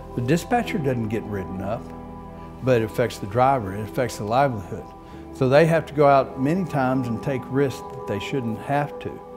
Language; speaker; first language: English; native; English